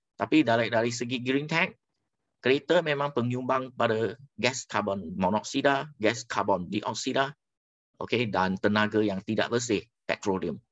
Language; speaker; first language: Malay; non-native, local second language; Chinese